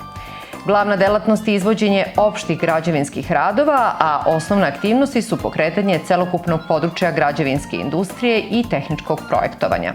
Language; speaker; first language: Serbian; native; Serbian